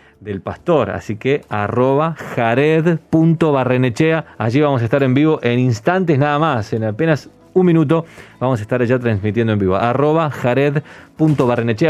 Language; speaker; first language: Spanish; native; Spanish